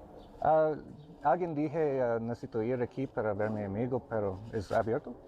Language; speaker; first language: Spanish; non-native, learner; English